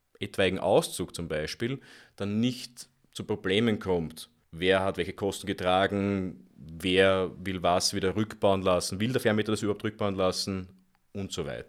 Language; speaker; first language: German; native; German